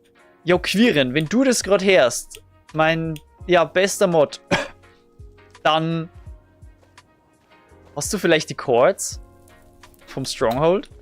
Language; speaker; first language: German; native; German